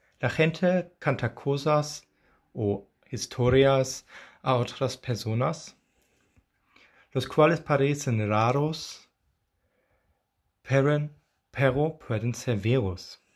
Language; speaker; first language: Spanish; non-native, learner; German